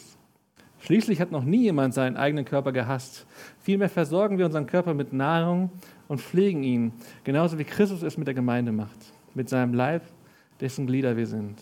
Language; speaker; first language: German; native; German